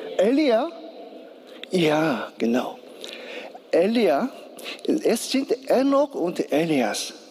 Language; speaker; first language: German; non-native, learner; Korean